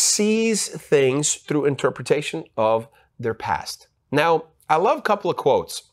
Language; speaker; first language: English; non-native, fluent; Ukrainian